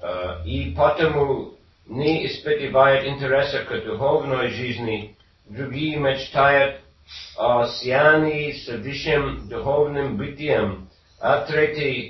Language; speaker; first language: Russian; non-native, fluent; English